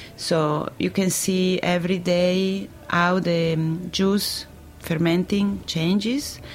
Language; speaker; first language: English; non-native, fluent; Italian